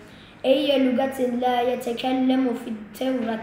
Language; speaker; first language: Arabic; non-native, learner; Turkish